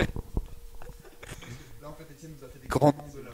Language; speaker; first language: French; native; French